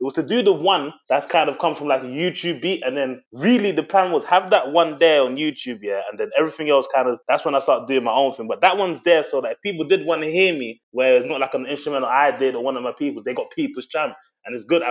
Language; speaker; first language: English; native; English